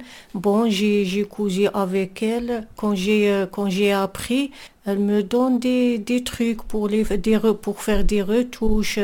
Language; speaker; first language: French; non-native, local second language; Arabic